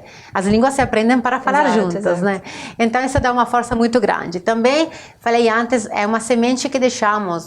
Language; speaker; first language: Portuguese; non-native, fluent; Italian